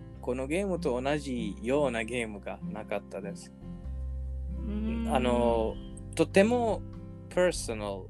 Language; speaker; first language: Japanese; non-native, learner; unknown